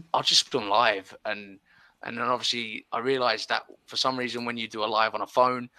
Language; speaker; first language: English; early bilingual, other home language; Spanish